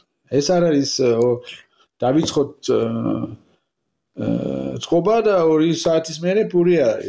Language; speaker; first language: Georgian; non-native, learner; French